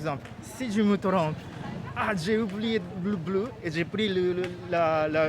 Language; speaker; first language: French; non-native, learner; Japanese